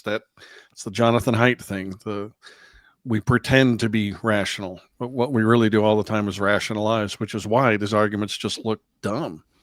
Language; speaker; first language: English; native; English